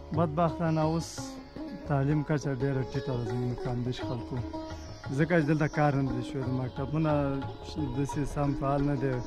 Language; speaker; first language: Pashto; non-native, local second language; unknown